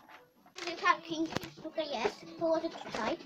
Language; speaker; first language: Polish; early bilingual, heritage; Polish